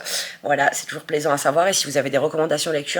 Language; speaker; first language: French; native; French